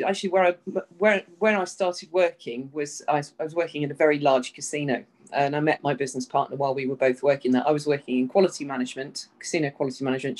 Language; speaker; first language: English; native; English